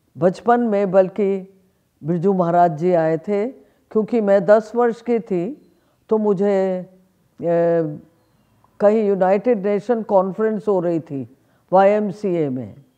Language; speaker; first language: Hindi; native; Hindi